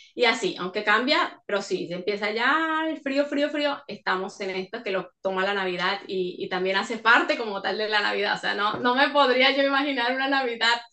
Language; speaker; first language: Spanish; native; Spanish